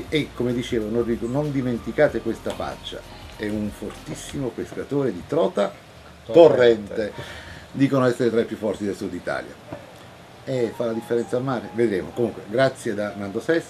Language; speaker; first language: Italian; native; Italian